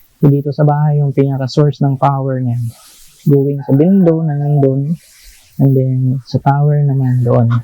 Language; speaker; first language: Filipino; non-native, local second language; Cebuano